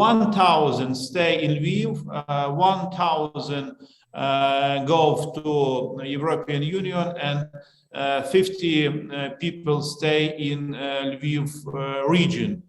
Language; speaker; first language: English; non-native, learner; Ukrainian